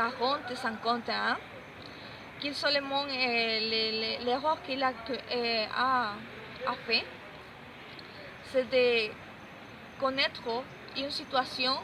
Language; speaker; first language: French; non-native, learner; Spanish